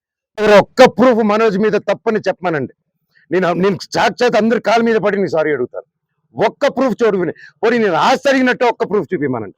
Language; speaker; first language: Telugu; native; Telugu